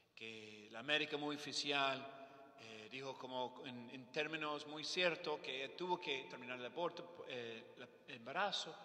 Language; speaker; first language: Spanish; non-native, fluent; English